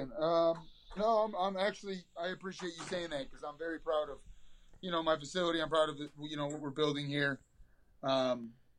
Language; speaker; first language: English; native; English